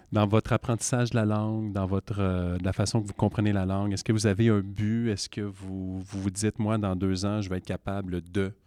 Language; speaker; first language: French; native; French